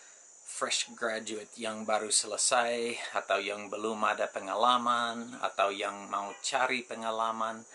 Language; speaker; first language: Indonesian; non-native, fluent; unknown